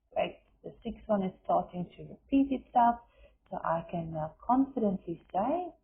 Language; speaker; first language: English; non-native, local second language; Afrikaans